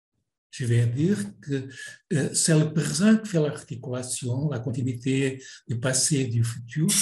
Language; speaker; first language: French; non-native, fluent; Portuguese